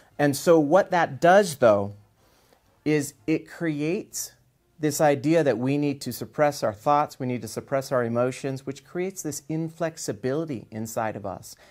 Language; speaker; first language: English; native; English